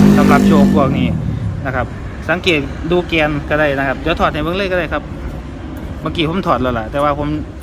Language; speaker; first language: Thai; native; Thai